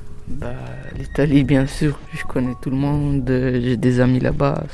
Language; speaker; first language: French; early bilingual, other home language; Italian